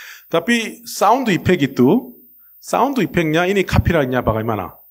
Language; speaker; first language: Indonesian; non-native, learner; Korean